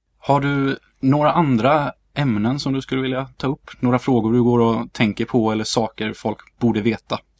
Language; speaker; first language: Swedish; early bilingual, other home language; Hungarian